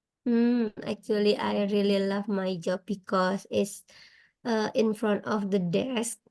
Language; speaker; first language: English; non-native, learner; Indonesian